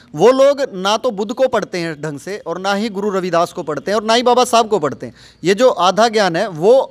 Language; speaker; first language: Hindi; native; Hindi